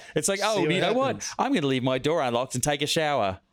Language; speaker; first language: English; native; English